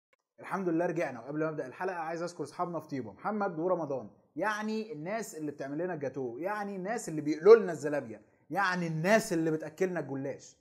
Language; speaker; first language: Arabic; native; Arabic